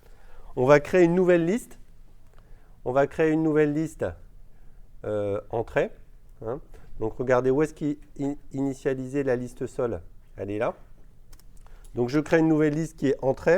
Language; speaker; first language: French; native; French